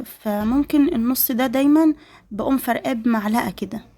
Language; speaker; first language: Arabic; native; Arabic